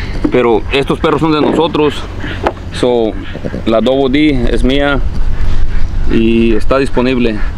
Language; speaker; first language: Spanish; early bilingual, heritage; Spanish